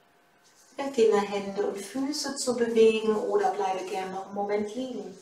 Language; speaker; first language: German; native; German